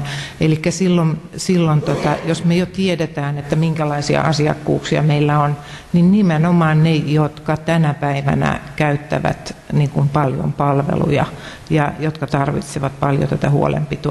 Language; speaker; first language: Finnish; native; Finnish